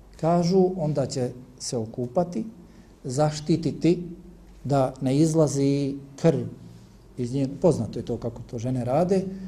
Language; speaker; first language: Bosnian; native; Bosnian